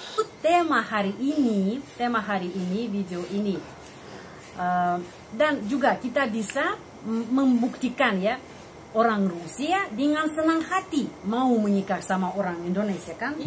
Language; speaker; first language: Indonesian; non-native, fluent; Russian